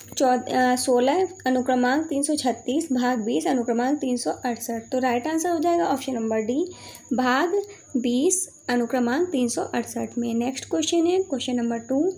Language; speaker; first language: Hindi; native; Hindi